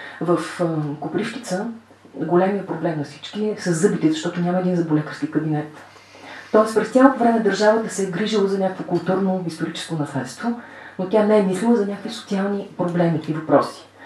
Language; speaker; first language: Bulgarian; native; Bulgarian